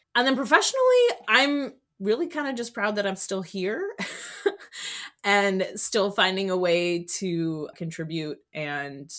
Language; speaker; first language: English; native; English